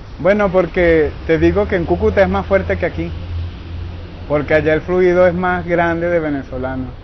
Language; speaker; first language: Spanish; native; Spanish